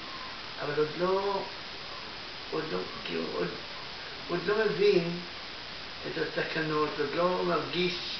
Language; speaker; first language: Hebrew; non-native, fluent; Russian